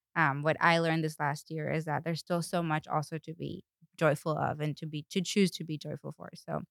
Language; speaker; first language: English; non-native, fluent; Spanish